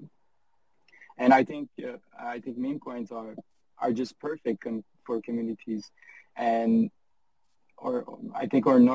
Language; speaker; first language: English; non-native, fluent; French